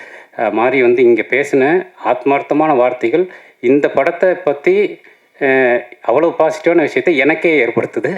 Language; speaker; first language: Tamil; native; Tamil